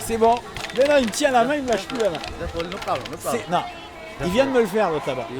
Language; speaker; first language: French; native; French